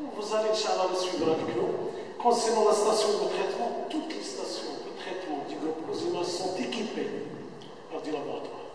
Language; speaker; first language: French; non-native, local second language; Arabic